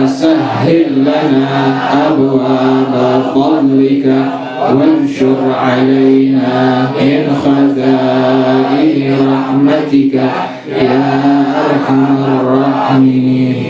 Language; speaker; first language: Arabic; non-native, fluent; Indonesian